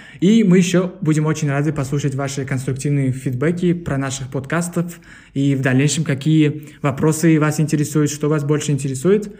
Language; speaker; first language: Russian; non-native, local second language; Uzbek